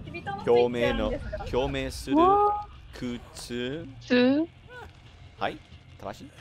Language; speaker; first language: Japanese; non-native, learner; English